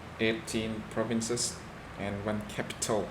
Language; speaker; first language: English; non-native, learner; Thai